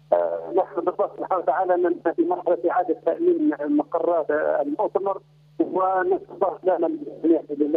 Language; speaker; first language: Arabic; native; Arabic